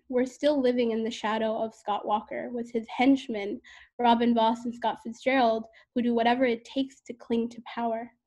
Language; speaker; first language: English; native; English